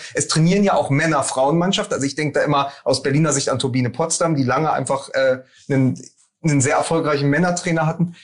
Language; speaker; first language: German; native; German